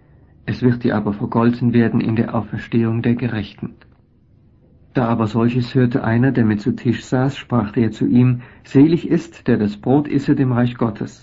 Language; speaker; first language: German; native; German